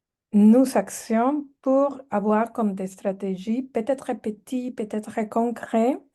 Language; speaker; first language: French; non-native, fluent; Spanish